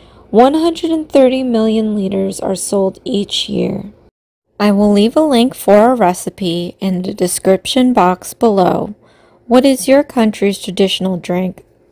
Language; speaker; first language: English; native; English